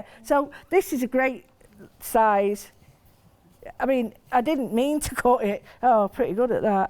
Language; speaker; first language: English; native; English